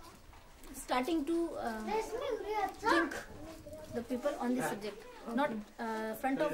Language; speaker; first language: English; non-native, learner; Hindi